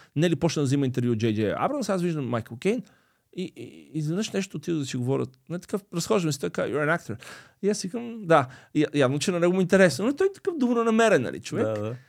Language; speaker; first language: Bulgarian; early bilingual, other home language; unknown